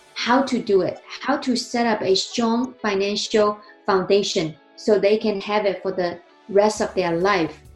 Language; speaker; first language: English; non-native, fluent; Chinese